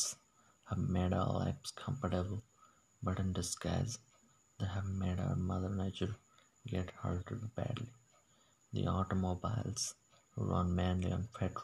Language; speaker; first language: English; non-native, local second language; Odia